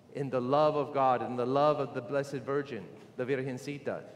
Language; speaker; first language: English; native; English